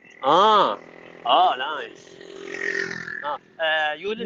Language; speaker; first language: English; non-native, learner; Arabic